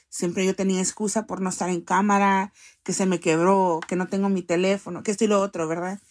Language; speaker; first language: Spanish; early bilingual, heritage; Spanish